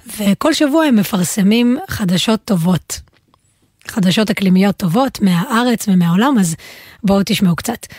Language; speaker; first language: Hebrew; native; Hebrew